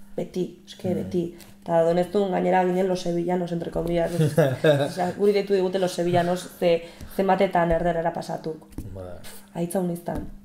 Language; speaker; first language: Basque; native; Basque